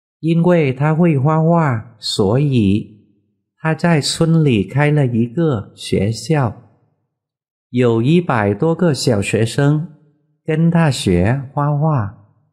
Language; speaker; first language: Chinese; non-native, fluent; Vietnamese